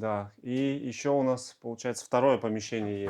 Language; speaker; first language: Russian; native; Russian